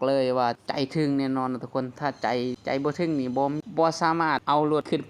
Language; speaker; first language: Thai; non-native, local second language; Northeastern Thai